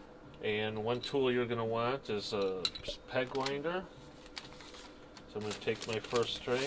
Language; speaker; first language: English; native; English